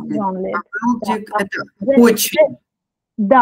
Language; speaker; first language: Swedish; non-native, learner; Russian